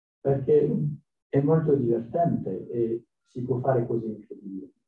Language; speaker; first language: Italian; non-native, learner; French